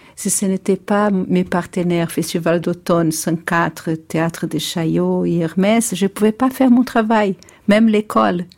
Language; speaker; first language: French; non-native, fluent; Portuguese